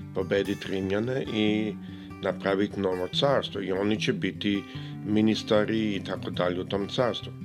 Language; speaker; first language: Serbian; early bilingual, heritage; Serbian